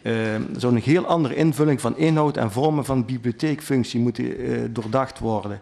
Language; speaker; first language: Dutch; native; Dutch